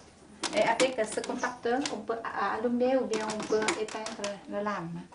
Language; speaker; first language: French; non-native, fluent; Vietnamese